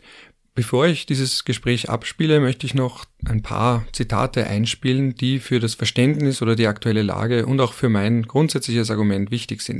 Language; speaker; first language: German; native; German